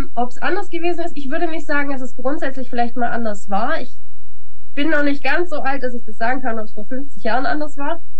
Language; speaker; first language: German; native; German